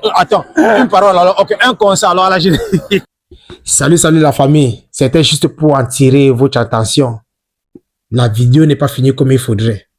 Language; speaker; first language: French; non-native, local second language; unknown